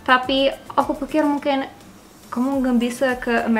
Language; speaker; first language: Indonesian; non-native, learner; English